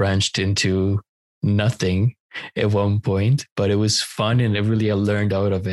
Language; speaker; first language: English; non-native, fluent; Romanian